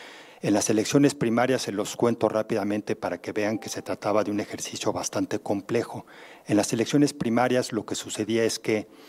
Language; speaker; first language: Spanish; native; Spanish